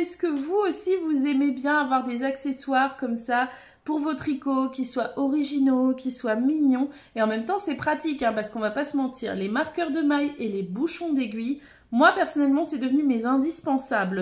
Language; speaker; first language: French; native; French